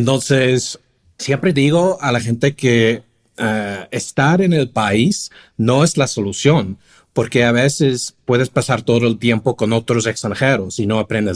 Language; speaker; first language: Spanish; non-native, fluent; English